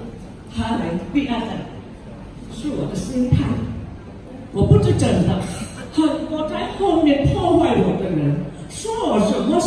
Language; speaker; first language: Chinese; early bilingual, heritage; Chinese